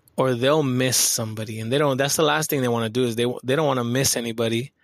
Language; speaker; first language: English; early bilingual, other home language; Spanish